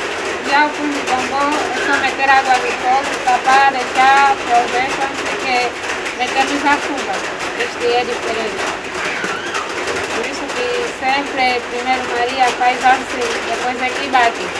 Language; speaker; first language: Portuguese; non-native, local second language; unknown